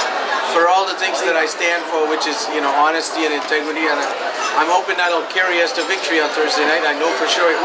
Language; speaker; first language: English; native; English